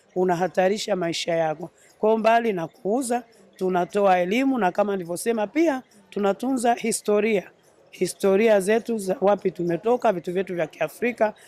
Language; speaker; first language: Swahili; native; Swahili